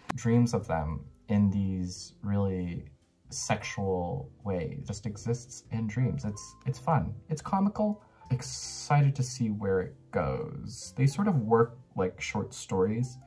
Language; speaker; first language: English; native; English